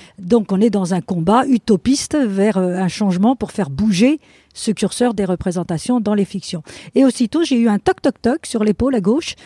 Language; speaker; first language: French; non-native, fluent; Spanish